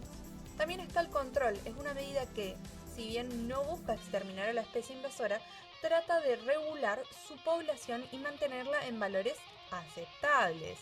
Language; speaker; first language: Spanish; native; Spanish